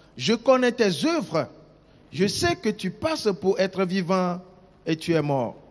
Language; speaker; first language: French; non-native, local second language; Ewe